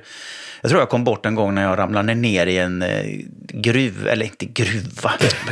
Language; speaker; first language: Swedish; native; Swedish